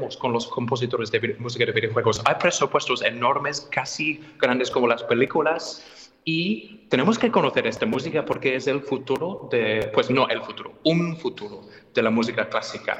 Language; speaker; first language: Spanish; non-native, fluent; English